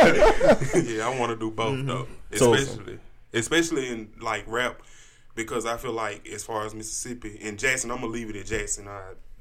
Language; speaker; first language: English; native; English